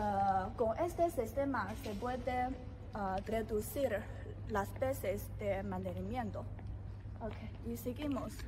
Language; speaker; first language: Spanish; non-native, learner; Chinese